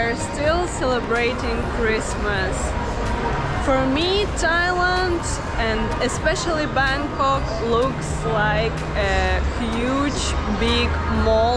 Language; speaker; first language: English; non-native, fluent; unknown